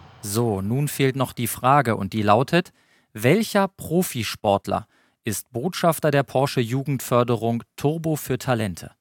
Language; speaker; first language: German; native; German